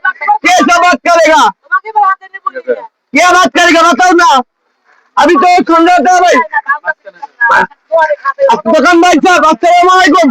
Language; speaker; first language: Hindi; non-native, learner; Bangla